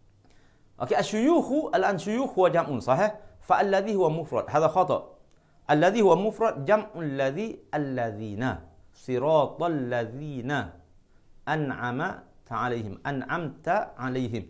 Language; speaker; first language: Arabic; non-native, fluent; Malay